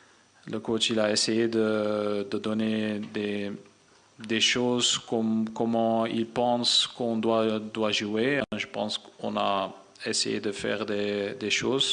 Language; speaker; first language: French; non-native, local second language; Dutch